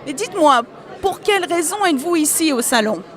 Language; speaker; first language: French; non-native, fluent; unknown